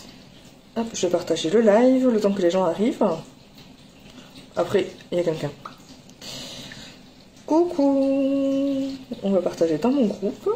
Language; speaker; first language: French; native; French